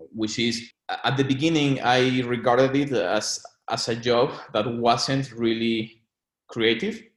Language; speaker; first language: English; non-native, fluent; Spanish